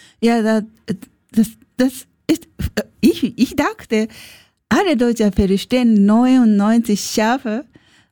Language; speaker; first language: German; non-native, learner; Japanese